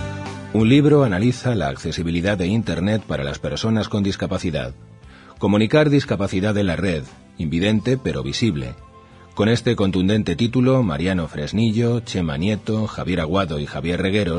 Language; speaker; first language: Spanish; native; Spanish